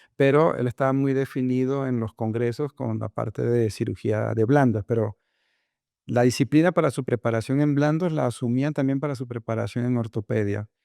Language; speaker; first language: Spanish; native; Spanish